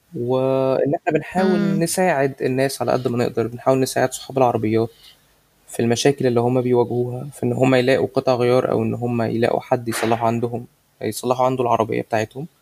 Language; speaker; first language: Arabic; native; Arabic